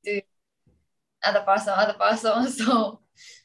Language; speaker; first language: English; non-native, learner; Japanese